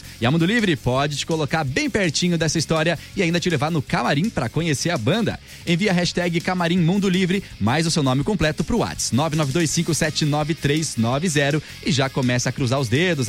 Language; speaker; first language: Portuguese; native; Portuguese